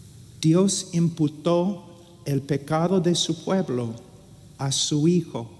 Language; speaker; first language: Spanish; non-native, fluent; English